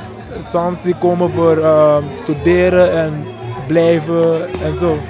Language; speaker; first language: Dutch; non-native, local second language; Papiamento